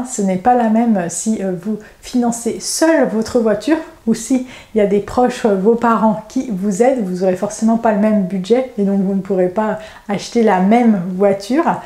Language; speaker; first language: French; native; French